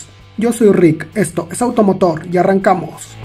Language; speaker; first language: Spanish; native; Spanish